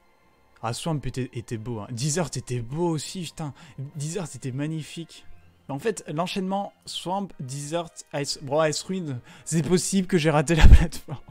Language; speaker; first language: French; native; French